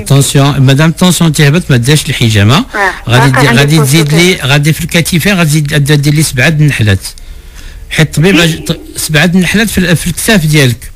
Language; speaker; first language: Arabic; native; Arabic